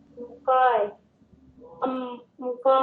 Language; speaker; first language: Chinese; non-native, learner; Indonesian